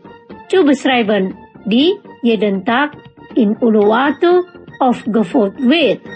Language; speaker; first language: German; non-native, fluent; Indonesian